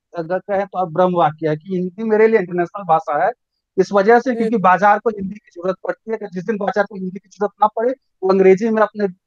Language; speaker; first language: Hindi; native; Hindi